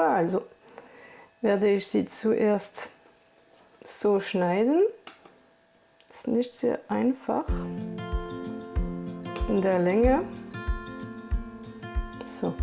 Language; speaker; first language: German; non-native, fluent; French